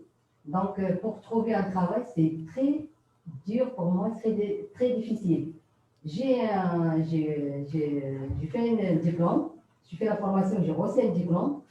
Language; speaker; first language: French; non-native, learner; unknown